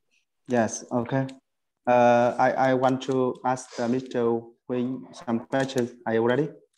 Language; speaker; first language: English; non-native, learner; Vietnamese